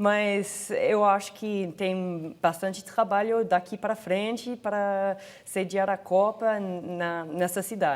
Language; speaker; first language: Portuguese; non-native, fluent; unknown